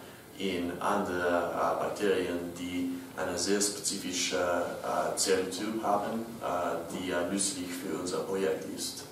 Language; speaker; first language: German; non-native, learner; English